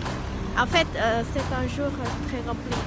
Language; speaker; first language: French; non-native, learner; Vietnamese